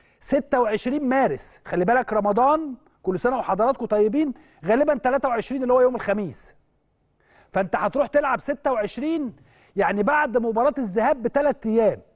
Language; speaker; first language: Arabic; native; Arabic